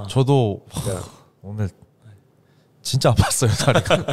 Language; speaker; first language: Korean; native; Korean